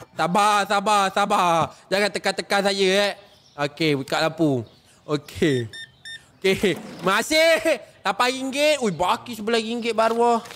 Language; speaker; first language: Malay; native; Malay